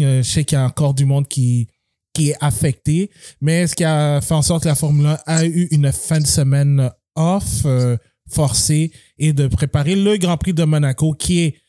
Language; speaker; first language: French; native; French